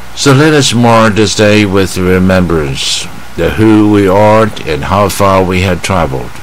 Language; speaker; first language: English; non-native, fluent; Chinese